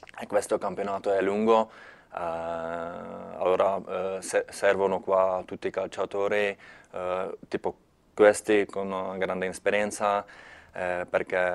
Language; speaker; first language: Italian; non-native, learner; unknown